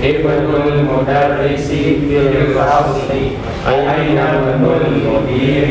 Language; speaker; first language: Arabic; non-native, learner; Indonesian